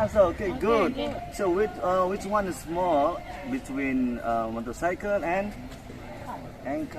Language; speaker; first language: English; non-native, learner; Indonesian